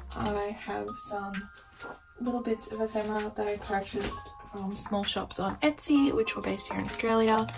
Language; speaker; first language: English; native; English